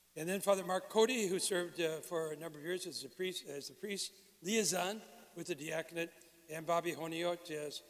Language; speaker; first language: English; native; English